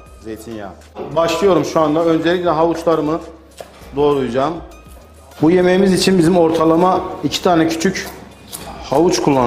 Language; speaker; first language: Turkish; native; Turkish